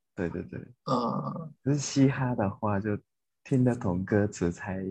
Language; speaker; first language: Chinese; non-native, fluent; Japanese